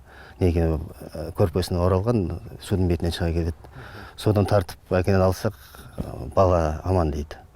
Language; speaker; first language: Kazakh; native; Kazakh